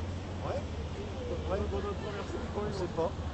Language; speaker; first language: French; native; French